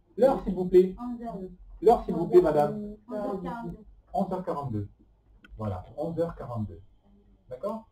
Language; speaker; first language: French; native; French